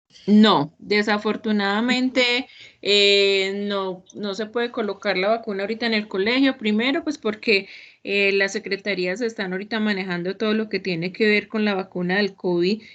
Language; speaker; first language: Spanish; native; Spanish